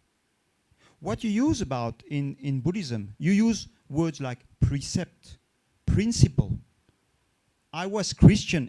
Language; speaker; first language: English; non-native, fluent; French